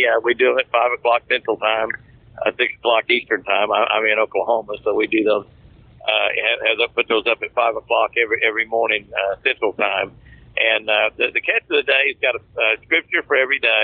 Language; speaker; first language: English; native; English